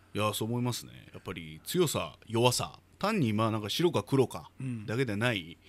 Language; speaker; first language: Japanese; native; Japanese